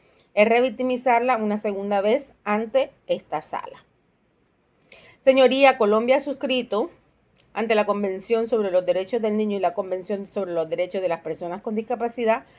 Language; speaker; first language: Spanish; native; Spanish